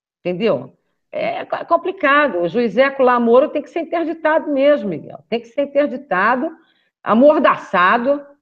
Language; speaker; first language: Portuguese; native; Portuguese